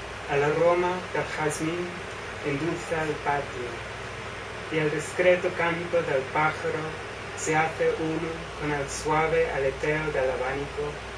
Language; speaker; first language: Spanish; non-native, fluent; English